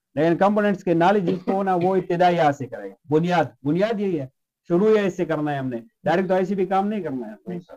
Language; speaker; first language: Urdu; non-native, local second language; Pashto